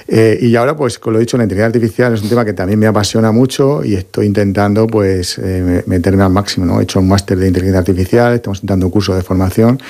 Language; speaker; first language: Spanish; native; Spanish